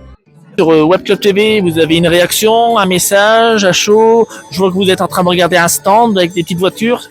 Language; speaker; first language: French; native; French